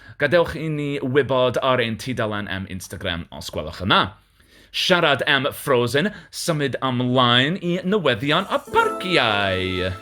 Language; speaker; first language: Welsh; non-native, learner; English